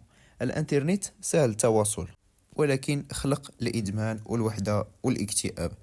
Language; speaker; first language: Arabic; native; Arabic